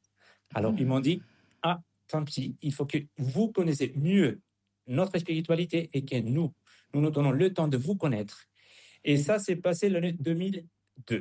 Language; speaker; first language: French; non-native, fluent; Spanish